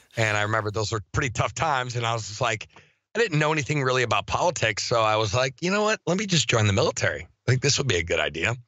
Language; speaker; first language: English; native; English